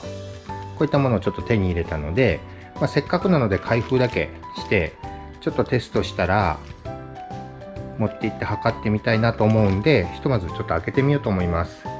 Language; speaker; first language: Japanese; native; Japanese